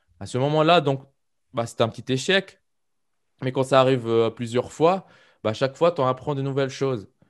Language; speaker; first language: French; non-native, local second language; Arabic